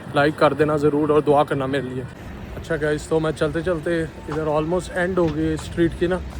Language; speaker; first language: Urdu; non-native, local second language; Punjabi